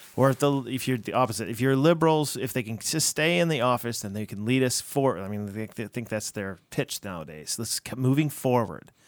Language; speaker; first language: English; native; English